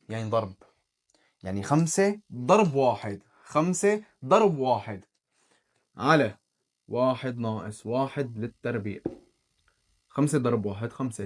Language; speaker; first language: Arabic; native; Arabic